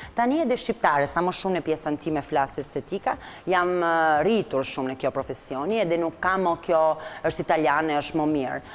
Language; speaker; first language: Albanian; non-native, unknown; Italian